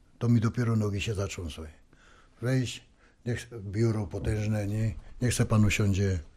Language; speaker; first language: Polish; native; Polish